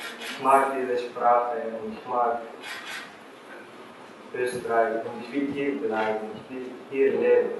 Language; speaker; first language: German; non-native, learner; Arabic